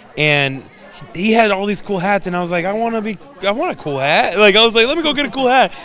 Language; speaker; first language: English; native; English